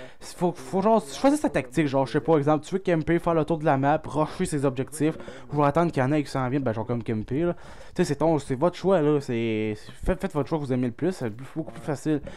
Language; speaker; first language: French; native; French